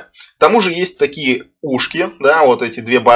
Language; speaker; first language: Russian; native; Russian